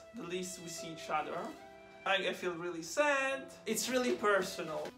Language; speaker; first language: English; non-native, fluent; Italian